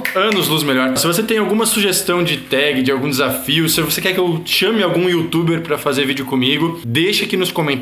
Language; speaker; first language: Portuguese; native; Portuguese